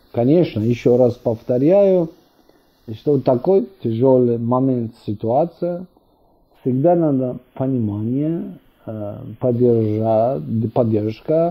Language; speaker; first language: Russian; non-native, fluent; Persian